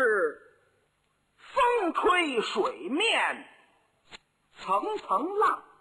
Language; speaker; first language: Chinese; native; Chinese